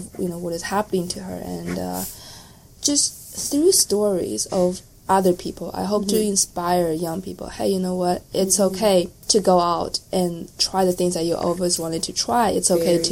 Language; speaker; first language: English; non-native, fluent; Chinese